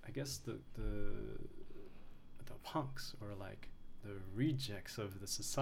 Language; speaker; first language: English; early bilingual, other home language; Chinese